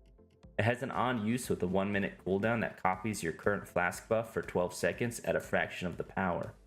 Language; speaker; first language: English; native; English